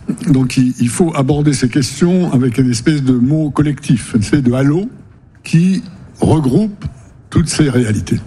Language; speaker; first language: French; native; French